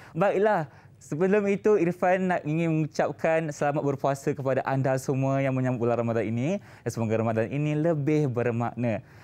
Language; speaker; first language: Malay; native; Malay